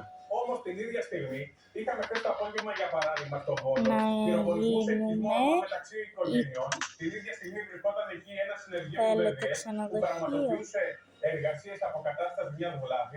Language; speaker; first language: Greek; native; Greek